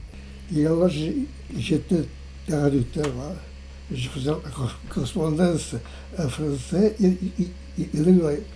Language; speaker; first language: French; non-native, fluent; Portuguese